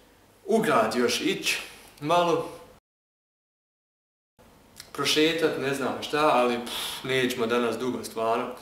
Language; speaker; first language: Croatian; early bilingual, heritage; Croatian